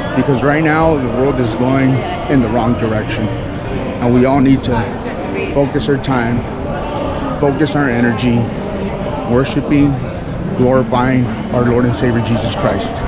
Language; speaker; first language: English; native; English